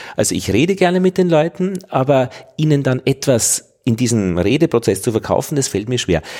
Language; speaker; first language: German; native; German